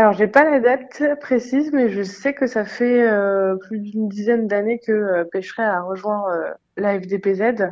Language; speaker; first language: French; native; French